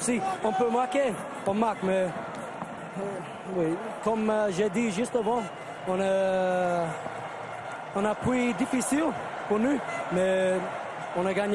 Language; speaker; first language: French; non-native, learner; English